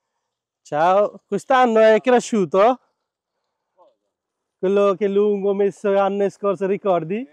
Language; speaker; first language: Italian; non-native, learner; Bangla